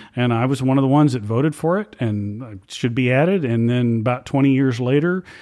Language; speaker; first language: English; native; English